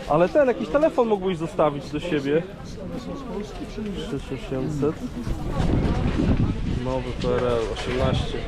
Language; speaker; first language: Polish; native; Polish